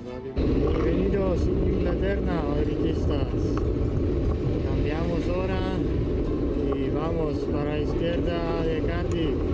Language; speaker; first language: Spanish; non-native, learner; Polish